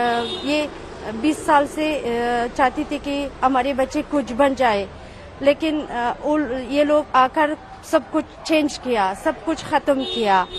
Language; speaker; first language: Hindi; non-native, fluent; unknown